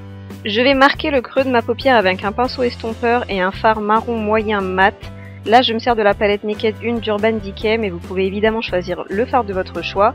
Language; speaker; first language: French; native; French